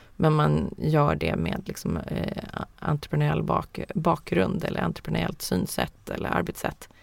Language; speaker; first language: Swedish; early bilingual, heritage; Swedish